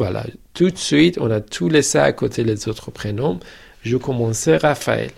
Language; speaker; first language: French; non-native, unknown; Persian